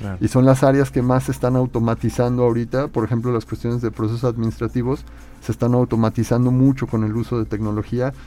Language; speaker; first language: Spanish; native; Spanish